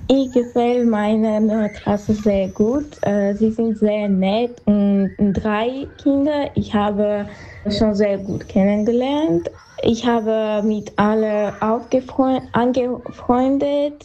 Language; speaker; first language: German; non-native, learner; Armenian